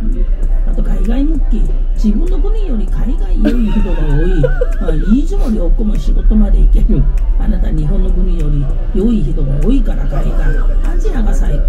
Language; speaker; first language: Japanese; non-native, learner; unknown